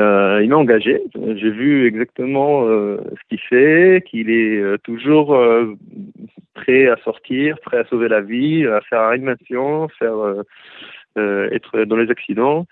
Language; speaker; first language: French; early bilingual, heritage; Hebrew